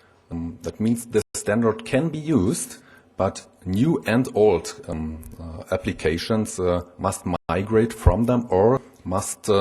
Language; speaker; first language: English; non-native, fluent; German